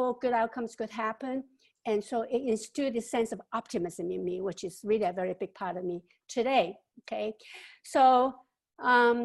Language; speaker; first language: English; non-native, local second language; Wu Chinese